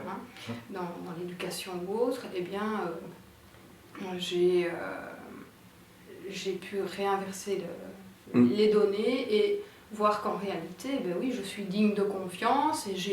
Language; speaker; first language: French; native; French